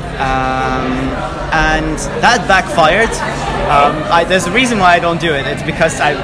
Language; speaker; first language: English; non-native, fluent; Dutch